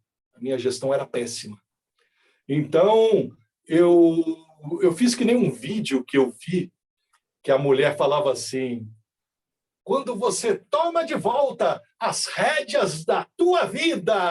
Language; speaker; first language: Portuguese; native; Portuguese